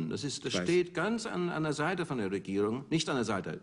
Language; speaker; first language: German; non-native, fluent; English